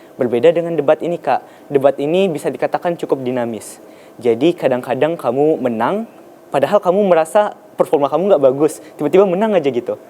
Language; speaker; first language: Indonesian; native; Indonesian